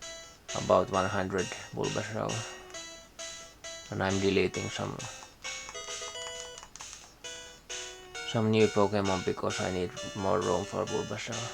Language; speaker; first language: English; non-native, fluent; Finnish